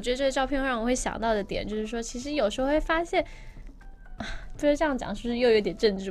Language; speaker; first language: Chinese; native; Chinese